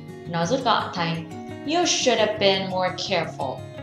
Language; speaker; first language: English; non-native, fluent; Vietnamese